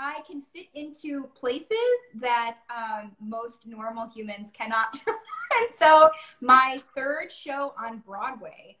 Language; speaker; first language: English; native; English